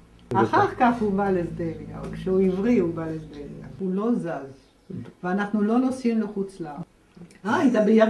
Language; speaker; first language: Hebrew; non-native, fluent; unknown